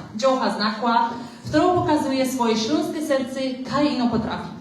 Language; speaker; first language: Polish; native; Polish